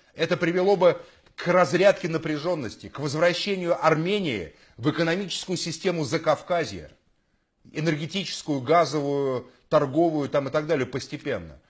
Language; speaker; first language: Russian; native; Russian